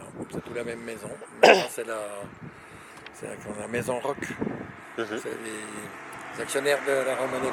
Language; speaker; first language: French; native; French